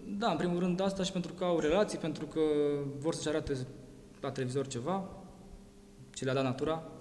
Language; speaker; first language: Romanian; native; Romanian